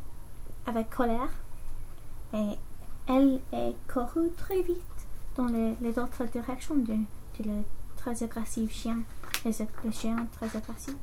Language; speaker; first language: French; non-native, learner; English